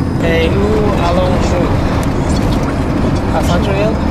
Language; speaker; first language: English; native; English